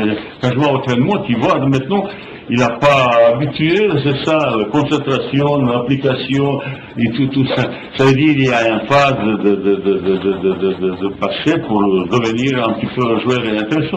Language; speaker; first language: French; non-native, fluent; Bosnian